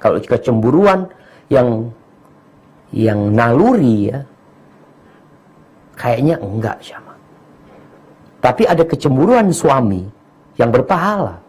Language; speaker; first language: Indonesian; native; Indonesian